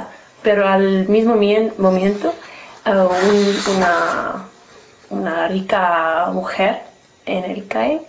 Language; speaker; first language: Spanish; non-native, learner; English